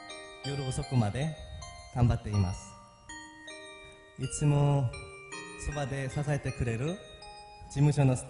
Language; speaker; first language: Japanese; non-native, learner; Korean